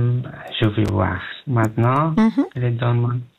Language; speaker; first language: French; non-native, learner; Pashto